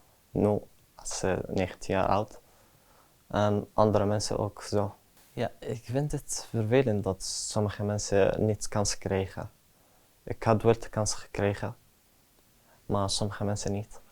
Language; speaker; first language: Dutch; early bilingual, other home language; Arabic